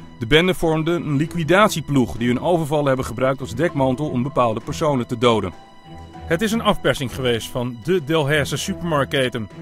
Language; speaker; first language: Dutch; native; Dutch